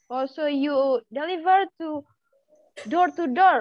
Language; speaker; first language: English; non-native, learner; Malay